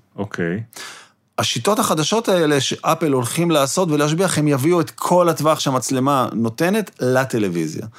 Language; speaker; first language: Hebrew; native; Hebrew